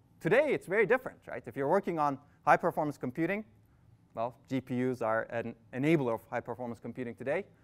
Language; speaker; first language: English; non-native, fluent; Turkish